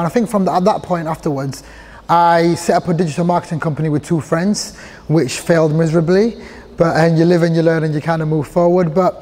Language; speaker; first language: English; early bilingual, other home language; Somali